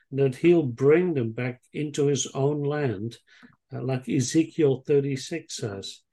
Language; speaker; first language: English; non-native, fluent; Dutch